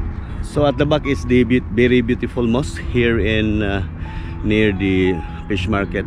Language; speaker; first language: English; non-native, local second language; Filipino